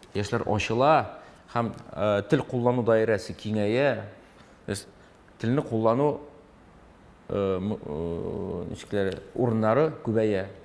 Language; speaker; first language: Tatar; non-native, local second language; Russian